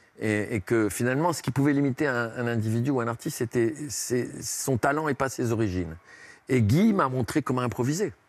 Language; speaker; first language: French; early bilingual, heritage; French